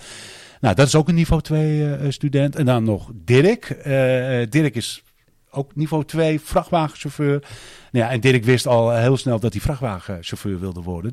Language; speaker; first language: Dutch; native; Dutch